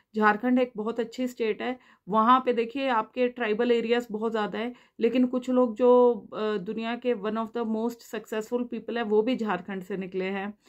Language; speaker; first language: Hindi; native; Hindi